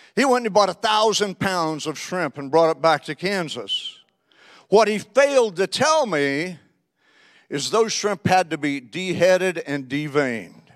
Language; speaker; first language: English; native; English